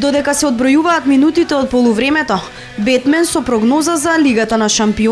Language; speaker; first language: Macedonian; native; Macedonian